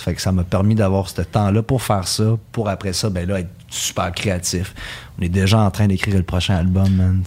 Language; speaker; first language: French; early bilingual, heritage; French